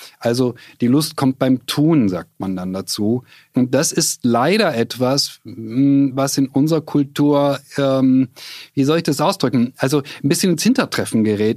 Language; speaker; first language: German; native; German